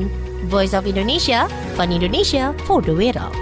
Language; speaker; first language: Dutch; non-native, fluent; Indonesian